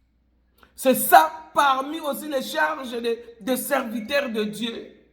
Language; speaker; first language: French; non-native, local second language; Lingala